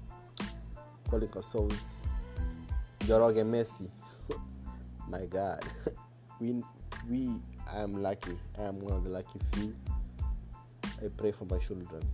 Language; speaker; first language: English; non-native, local second language; Swahili